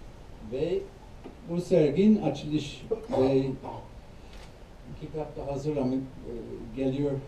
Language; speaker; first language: Turkish; non-native, fluent; English